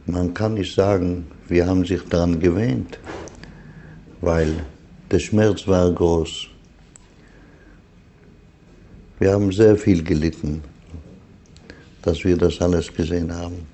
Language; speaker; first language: German; non-native, learner; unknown